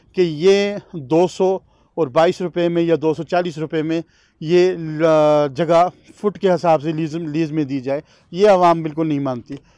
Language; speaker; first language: Urdu; non-native, local second language; Northern Hindko